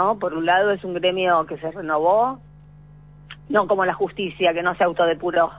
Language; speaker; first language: Spanish; native; Spanish